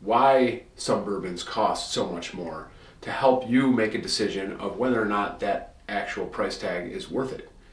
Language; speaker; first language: English; native; English